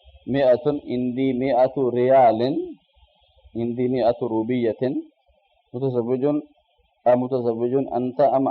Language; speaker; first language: Arabic; non-native, fluent; Urdu